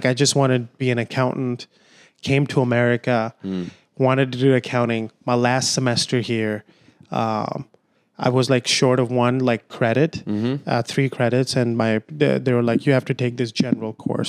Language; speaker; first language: English; non-native, local second language; Urdu